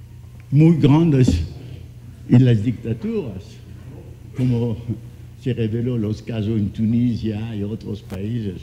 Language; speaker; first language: Spanish; non-native, fluent; French